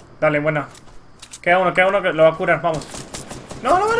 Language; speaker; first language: Spanish; native; Spanish